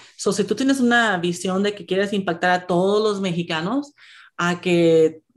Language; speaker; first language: Spanish; early bilingual, heritage; Spanish